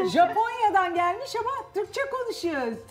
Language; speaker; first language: Turkish; native; Turkish